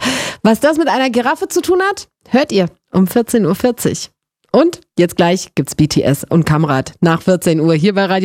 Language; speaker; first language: German; native; German